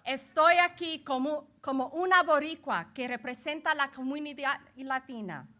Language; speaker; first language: Spanish; early bilingual, heritage; Spanish